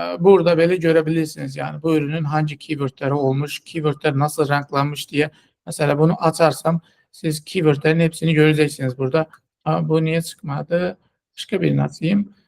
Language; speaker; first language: Turkish; non-native, fluent; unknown